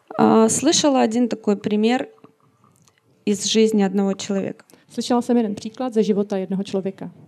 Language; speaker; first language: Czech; non-native, learner; Russian